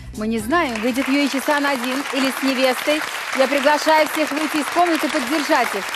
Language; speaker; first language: Russian; native; Russian